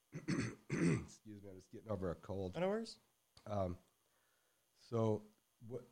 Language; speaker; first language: English; native; English